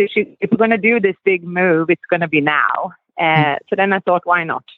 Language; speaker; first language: English; non-native, fluent; Swedish